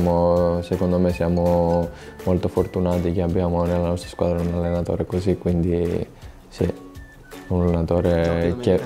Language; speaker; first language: Italian; non-native, fluent; Greek